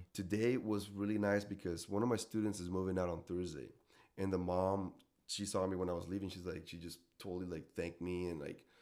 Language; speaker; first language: English; non-native, fluent; Spanish